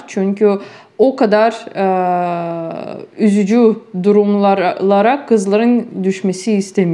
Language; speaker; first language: Turkish; non-native, fluent; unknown